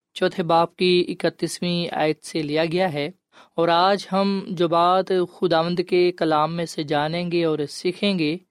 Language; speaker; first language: Urdu; non-native, local second language; Punjabi